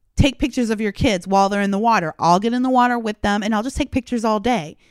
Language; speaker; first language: English; native; English